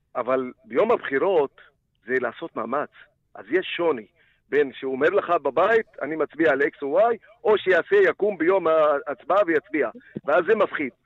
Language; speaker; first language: Hebrew; non-native, local second language; Arabic